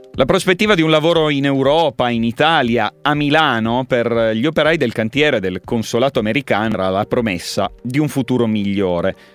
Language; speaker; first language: Italian; native; Italian